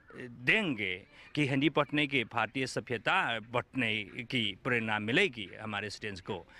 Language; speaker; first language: Hindi; non-native, fluent; Chinese